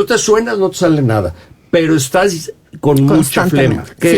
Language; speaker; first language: Spanish; native; Spanish